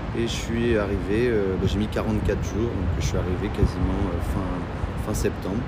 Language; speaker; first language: French; native; French